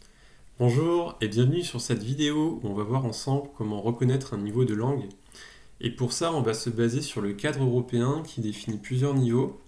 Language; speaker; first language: French; native; French